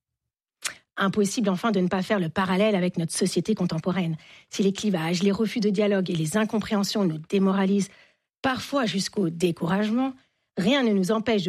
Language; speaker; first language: French; native; French